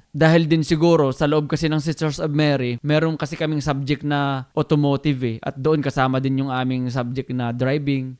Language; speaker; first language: Filipino; non-native, local second language; Bikol